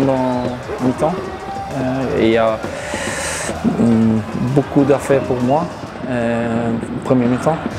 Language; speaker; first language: French; non-native, learner; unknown